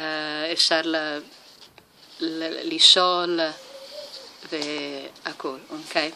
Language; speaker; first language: Hebrew; non-native, learner; Italian